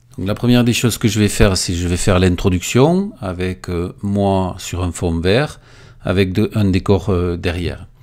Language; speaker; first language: French; native; French